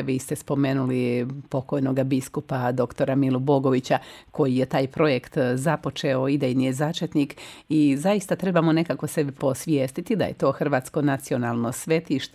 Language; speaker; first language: Croatian; native; Croatian